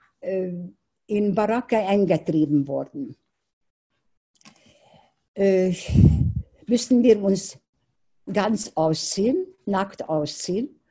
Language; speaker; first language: German; non-native, fluent; Hungarian